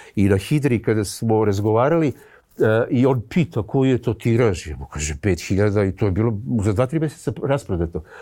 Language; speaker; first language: Serbian; native; Serbian